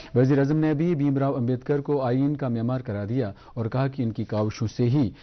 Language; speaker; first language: Hindi; non-native, local second language; Kashmiri